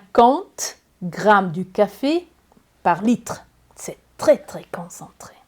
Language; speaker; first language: French; non-native, learner; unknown